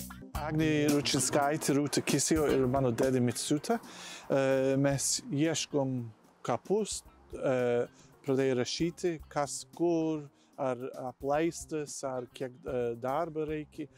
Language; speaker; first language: Lithuanian; non-native, learner; English